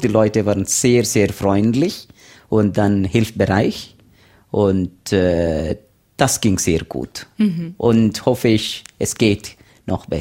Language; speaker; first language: German; non-native, learner; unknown